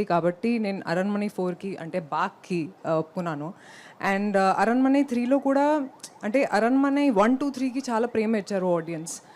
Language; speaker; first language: Telugu; non-native, fluent; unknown